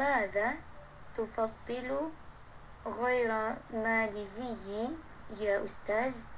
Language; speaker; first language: Arabic; non-native, learner; Malay